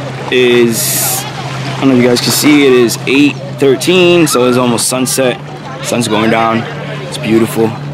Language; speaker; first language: English; early bilingual, other home language; Spanish